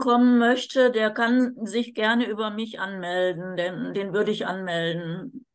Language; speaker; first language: German; native; German